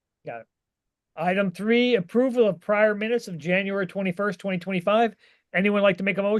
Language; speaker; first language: English; native; English